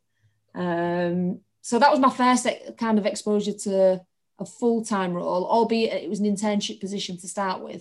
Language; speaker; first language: English; native; English